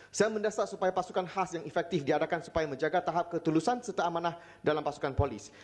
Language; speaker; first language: Malay; non-native, local second language; Chinese